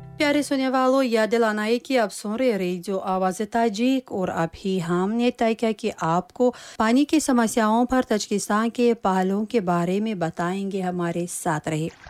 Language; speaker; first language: Hindi; non-native, fluent; Tajik